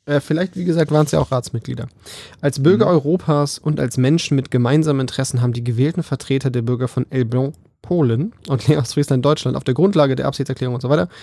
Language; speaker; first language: German; early bilingual, other home language; Polish